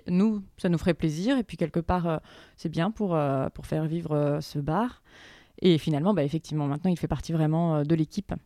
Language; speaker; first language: French; native; French